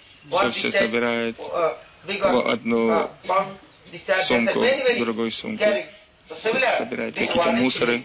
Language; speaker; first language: Russian; non-native, learner; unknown